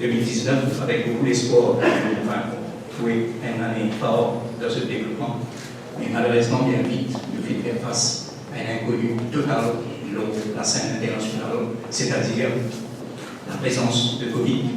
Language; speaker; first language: French; non-native, local second language; Morisyen